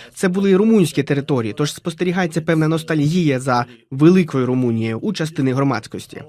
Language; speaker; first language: Ukrainian; non-native, fluent; Romanian